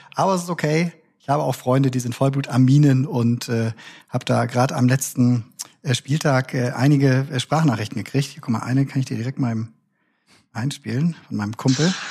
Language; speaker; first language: German; native; German